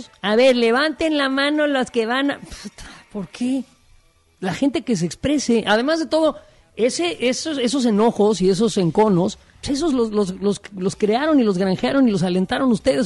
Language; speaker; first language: Spanish; native; Spanish